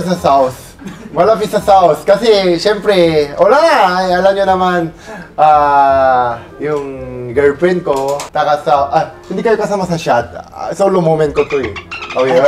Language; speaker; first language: Filipino; non-native, fluent; Korean